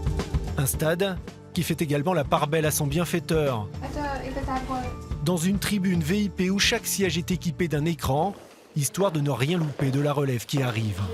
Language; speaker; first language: French; native; French